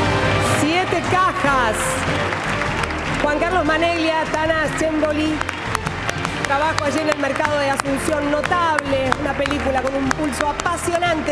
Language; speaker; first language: Spanish; native; Spanish